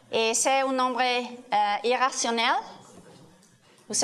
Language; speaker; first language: French; non-native, learner; Italian